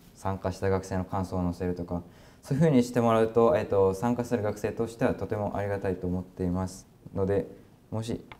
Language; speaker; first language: Japanese; native; Japanese